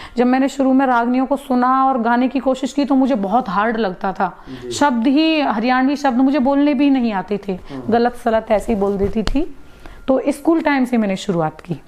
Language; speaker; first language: Hindi; native; Hindi